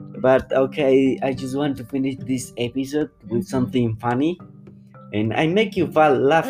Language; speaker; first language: English; non-native, fluent; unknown